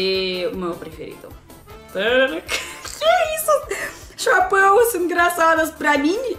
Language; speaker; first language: Portuguese; non-native, learner; Russian